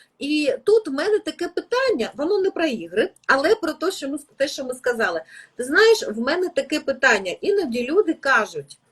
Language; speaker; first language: Ukrainian; native; Ukrainian